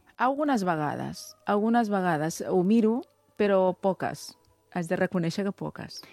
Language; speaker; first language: Catalan; non-native, fluent; Chinese